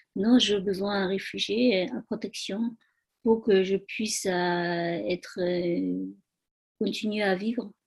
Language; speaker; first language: French; non-native, learner; Tibetan